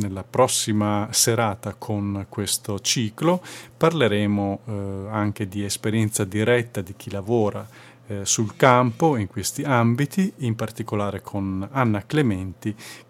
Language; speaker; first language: Italian; native; Italian